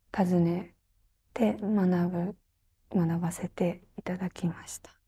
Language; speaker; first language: Japanese; native; Japanese